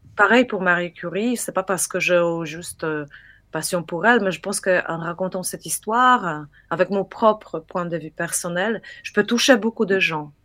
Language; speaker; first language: French; non-native, fluent; Polish